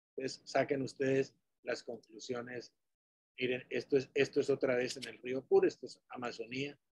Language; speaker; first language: Spanish; native; Spanish